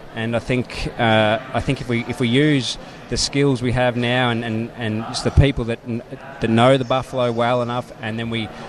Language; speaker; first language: English; native; English